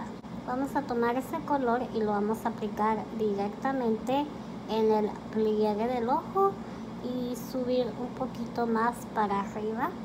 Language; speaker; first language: Spanish; early bilingual, heritage; Spanish